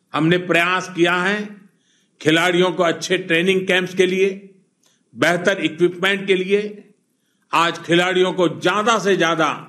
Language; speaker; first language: Hindi; non-native, local second language; Gujarati